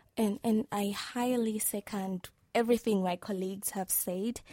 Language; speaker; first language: English; non-native, local second language; Swahili